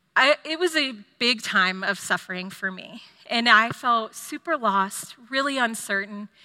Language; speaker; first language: English; native; English